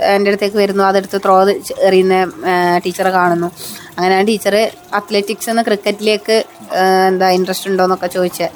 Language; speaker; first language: Malayalam; native; Malayalam